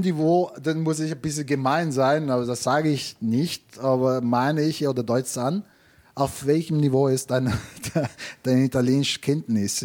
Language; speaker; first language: German; non-native, fluent; Italian